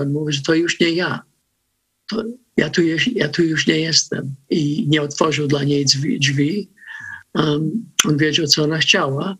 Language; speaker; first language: Polish; early bilingual, heritage; Polish